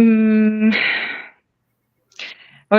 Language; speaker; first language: English; non-native, learner; Ukrainian